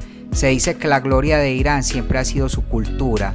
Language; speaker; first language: Spanish; native; Spanish